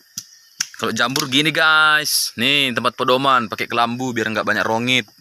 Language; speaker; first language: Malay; non-native, local second language; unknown